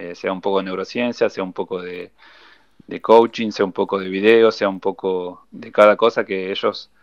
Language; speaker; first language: Spanish; native; Spanish